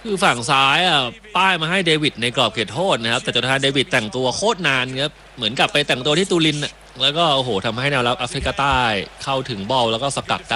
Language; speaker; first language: Thai; native; Thai